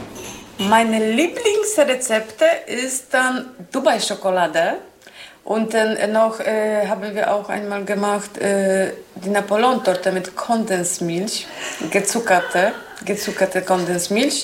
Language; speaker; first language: German; non-native, learner; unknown